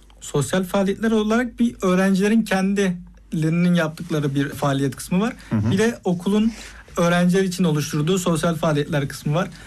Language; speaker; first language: Turkish; native; Turkish